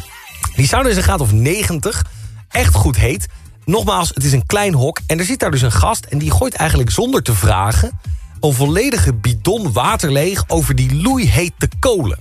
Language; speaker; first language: Dutch; native; Dutch